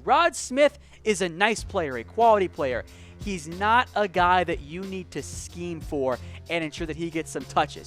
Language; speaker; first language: English; native; English